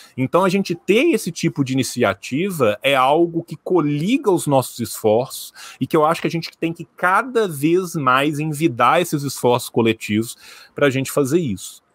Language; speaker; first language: Portuguese; native; Portuguese